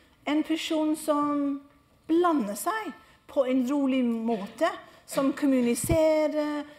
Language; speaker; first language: Norwegian; non-native, fluent; English